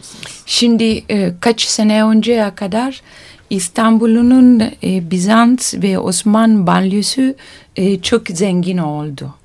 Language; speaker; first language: Turkish; non-native, learner; Italian